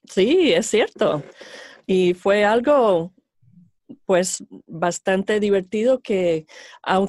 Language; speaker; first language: Spanish; non-native, fluent; English